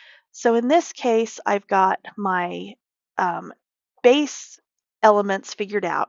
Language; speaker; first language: English; native; English